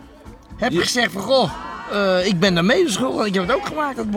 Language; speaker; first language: Dutch; native; Dutch